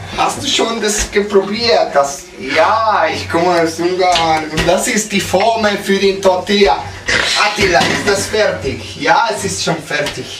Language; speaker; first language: German; non-native, learner; Hungarian